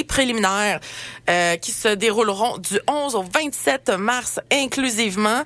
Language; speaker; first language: French; native; French